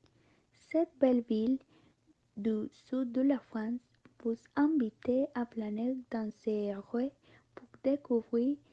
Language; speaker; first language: French; non-native, learner; Spanish